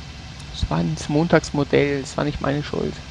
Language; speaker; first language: German; native; German